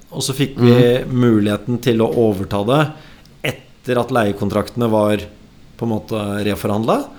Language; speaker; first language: Norwegian; native; Norwegian